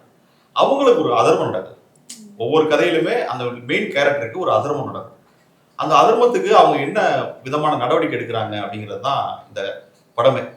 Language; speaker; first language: Tamil; native; Tamil